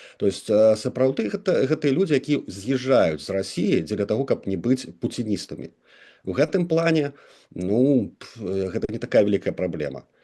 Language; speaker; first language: Belarusian; non-native, local second language; Russian